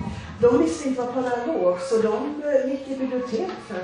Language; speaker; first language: Swedish; early bilingual, other home language; Portuguese